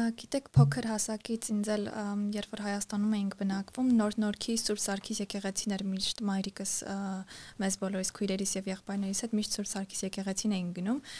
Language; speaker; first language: Armenian; native; Armenian